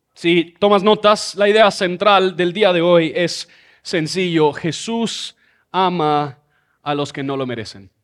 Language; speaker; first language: Spanish; non-native, fluent; English